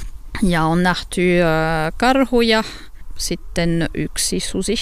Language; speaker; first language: Finnish; non-native, fluent; French